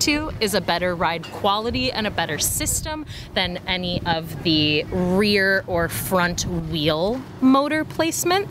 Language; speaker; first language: English; native; English